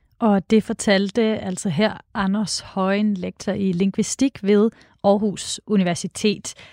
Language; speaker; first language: Danish; native; Danish